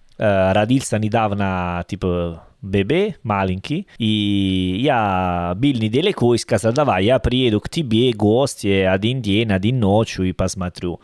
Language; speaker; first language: Russian; non-native, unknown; Italian